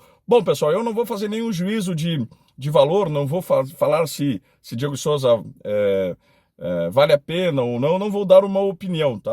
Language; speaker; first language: Portuguese; native; Portuguese